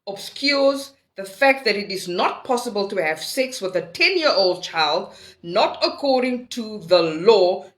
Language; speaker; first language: English; non-native, local second language; Afrikaans